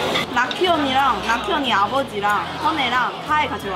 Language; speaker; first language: Korean; non-native, learner; Chinese